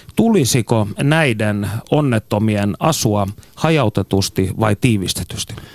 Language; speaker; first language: Finnish; native; Finnish